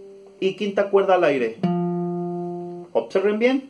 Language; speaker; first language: Spanish; native; Spanish